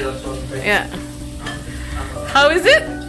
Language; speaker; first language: English; non-native, learner; Indonesian